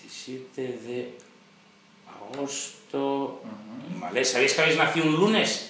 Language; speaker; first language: Spanish; native; Spanish